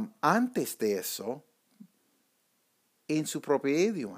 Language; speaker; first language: Spanish; non-native, fluent; English